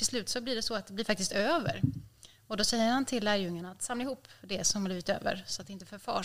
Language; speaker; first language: Swedish; native; Swedish